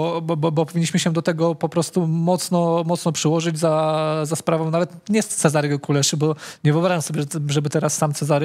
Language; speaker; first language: Polish; native; Polish